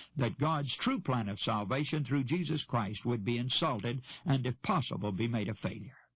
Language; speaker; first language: English; native; English